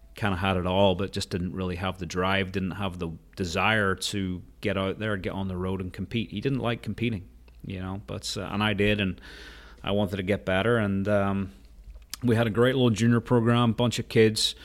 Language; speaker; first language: English; native; English